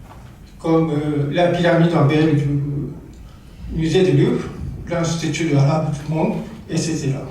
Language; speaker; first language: French; non-native, learner; Japanese